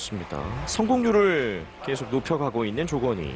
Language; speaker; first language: Korean; native; Korean